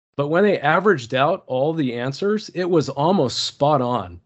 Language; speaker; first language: English; early bilingual, other home language; Turkish